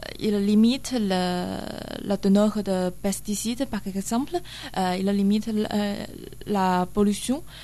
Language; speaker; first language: French; non-native, learner; Chinese